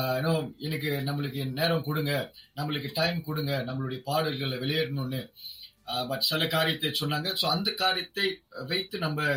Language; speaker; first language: Tamil; non-native, local second language; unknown